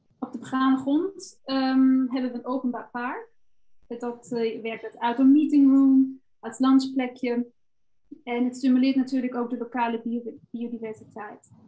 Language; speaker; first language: Dutch; non-native, fluent; German